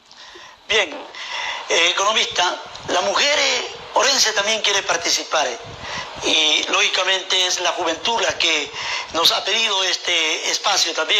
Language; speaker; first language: Spanish; native; Spanish